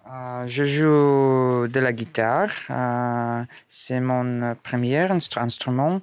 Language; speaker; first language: French; non-native, learner; Russian